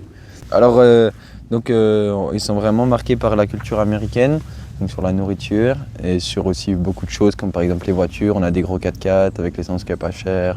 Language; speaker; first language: French; native; French